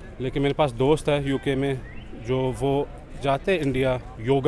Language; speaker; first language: Hindi; early bilingual, heritage; Urdu